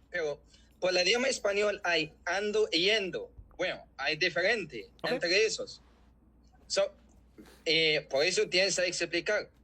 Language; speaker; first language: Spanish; non-native, learner; Arabic